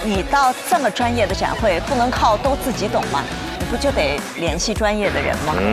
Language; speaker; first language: Chinese; native; Chinese